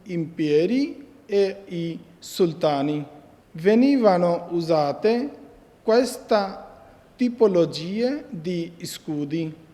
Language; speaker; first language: Italian; non-native, fluent; Bangla